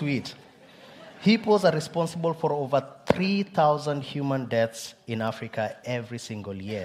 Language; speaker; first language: English; non-native, local second language; Luo (Kenya and Tanzania)